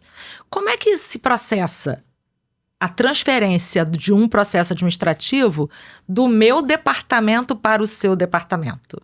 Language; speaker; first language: Portuguese; native; Portuguese